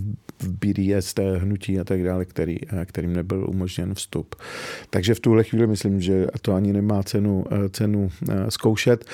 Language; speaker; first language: Czech; early bilingual, other home language; Arabic